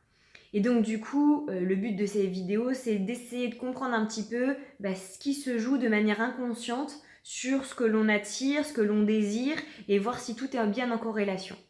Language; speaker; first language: French; native; French